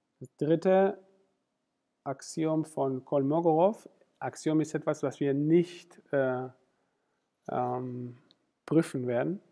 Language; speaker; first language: German; non-native, fluent; Spanish